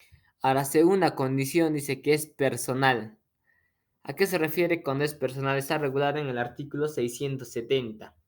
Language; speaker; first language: Spanish; native; Spanish